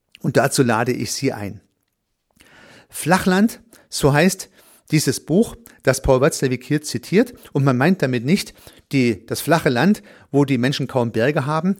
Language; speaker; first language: German; native; German